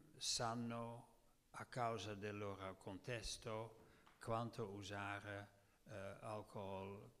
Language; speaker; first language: Italian; non-native, learner; Dutch